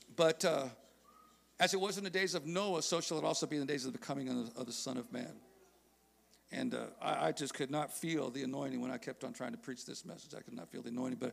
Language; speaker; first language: English; native; English